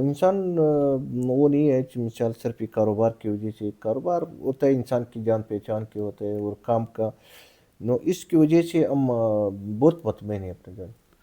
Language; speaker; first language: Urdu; non-native, local second language; Pashto